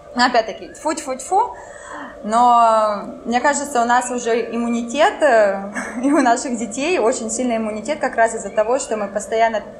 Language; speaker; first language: Russian; non-native, local second language; French